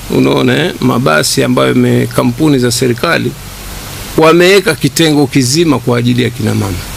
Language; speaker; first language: Swahili; native; Swahili